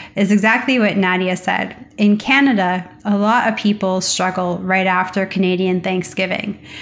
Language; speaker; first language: English; native; English